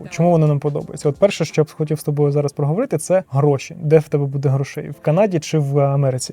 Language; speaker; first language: Ukrainian; native; Ukrainian